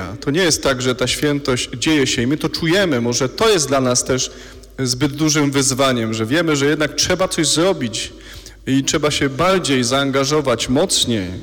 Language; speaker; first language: Polish; native; Polish